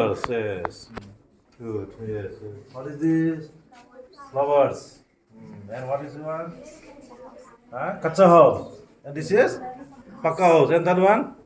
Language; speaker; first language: English; non-native, local second language; Bodo